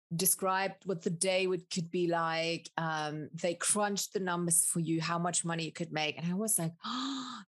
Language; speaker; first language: English; early bilingual, other home language; Spanish